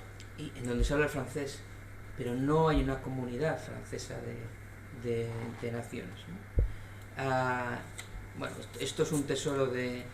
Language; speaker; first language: Spanish; native; Spanish